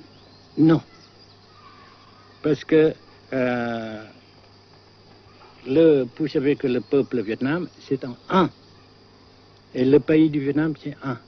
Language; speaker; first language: French; non-native, local second language; Vietnamese